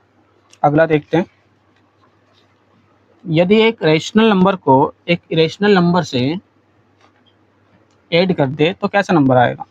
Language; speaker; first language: Hindi; native; Hindi